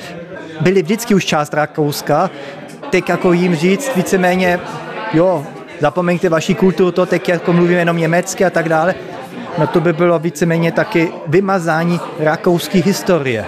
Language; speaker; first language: Czech; early bilingual, heritage; Czech